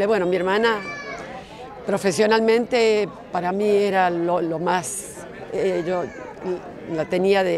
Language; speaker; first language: Spanish; native; Spanish